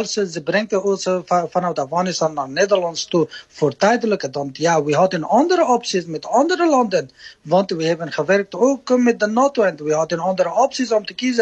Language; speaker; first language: Dutch; non-native, learner; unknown